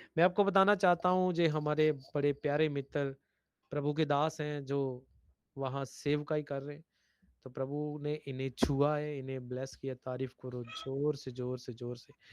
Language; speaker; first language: Hindi; non-native, local second language; Punjabi